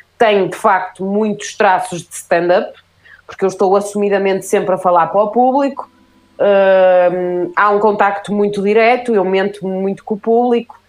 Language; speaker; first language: Portuguese; native; Portuguese